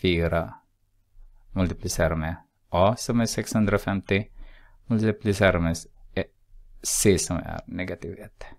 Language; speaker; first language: Swedish; non-native, fluent; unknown